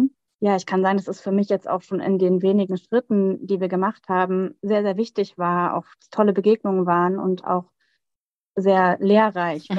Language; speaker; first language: German; native; German